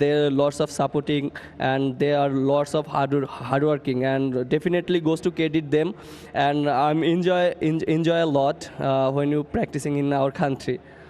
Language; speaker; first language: English; non-native, learner; Bangla